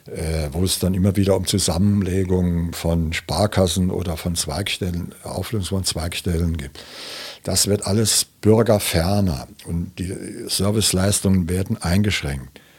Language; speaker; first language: German; native; German